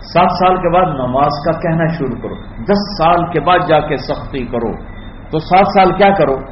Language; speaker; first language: Urdu; native; Urdu